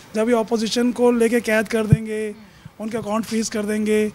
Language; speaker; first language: Hindi; native; Hindi